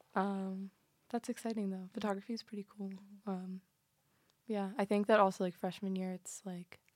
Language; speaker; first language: English; native; English